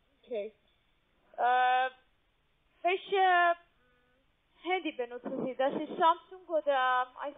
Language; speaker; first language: German; non-native, learner; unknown